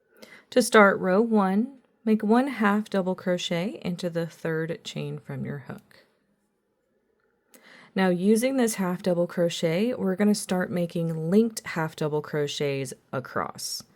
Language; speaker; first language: English; native; English